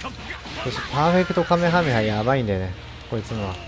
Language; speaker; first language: Japanese; native; Japanese